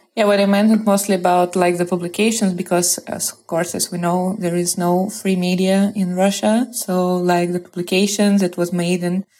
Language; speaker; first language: English; non-native, fluent; Russian